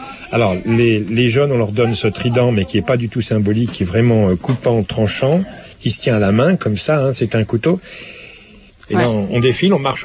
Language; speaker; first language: French; native; French